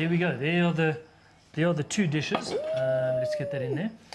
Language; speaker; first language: English; native; English